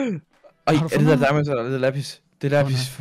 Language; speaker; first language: Danish; native; Danish